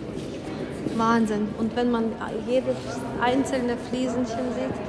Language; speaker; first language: German; non-native, learner; Ukrainian